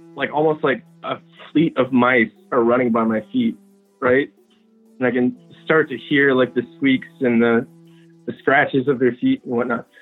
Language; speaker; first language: English; native; English